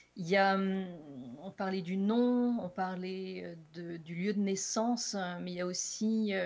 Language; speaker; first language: French; native; French